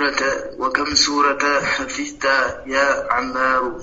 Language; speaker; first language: Arabic; non-native, learner; French